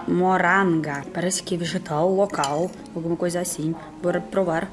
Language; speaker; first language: Portuguese; non-native, fluent; Russian